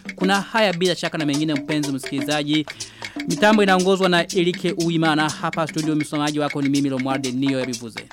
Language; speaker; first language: Swahili; non-native, local second language; Rundi